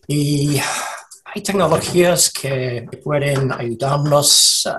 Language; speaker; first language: Spanish; non-native, learner; English